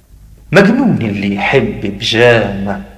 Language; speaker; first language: Arabic; native; Arabic